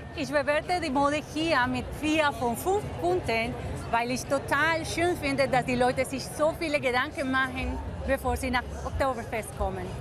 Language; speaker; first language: German; non-native, fluent; Spanish